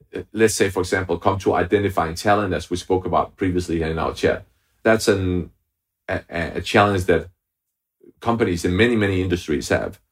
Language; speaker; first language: English; non-native, fluent; Danish